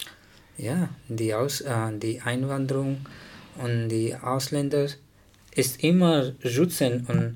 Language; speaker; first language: German; non-native, learner; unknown